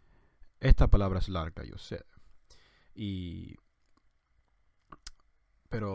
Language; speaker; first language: Spanish; non-native, fluent; English